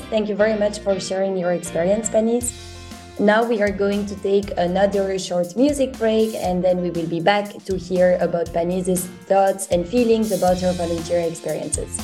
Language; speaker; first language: English; non-native, fluent; French